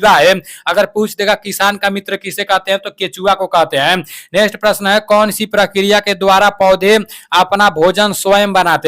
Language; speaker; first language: Hindi; native; Hindi